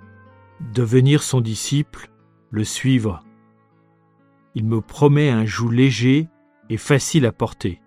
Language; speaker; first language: French; native; French